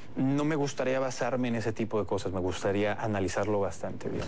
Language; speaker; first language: Spanish; native; Spanish